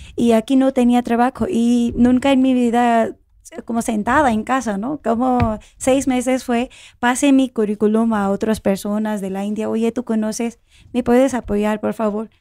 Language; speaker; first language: Spanish; non-native, fluent; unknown